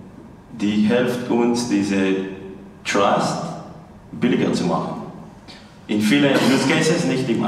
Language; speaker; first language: German; non-native, fluent; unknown